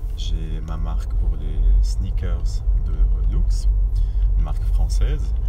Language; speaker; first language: French; non-native, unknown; Arabic